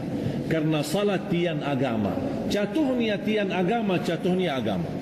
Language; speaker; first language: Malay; non-native, fluent; Arabic